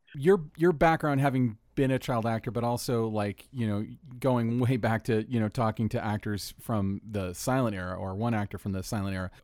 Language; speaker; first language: English; native; English